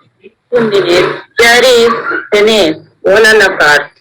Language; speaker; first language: French; non-native, learner; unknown